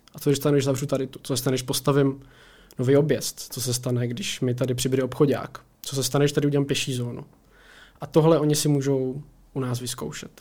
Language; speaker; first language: Czech; native; Czech